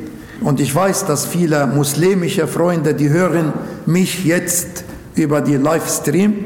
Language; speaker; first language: German; non-native, local second language; Arabic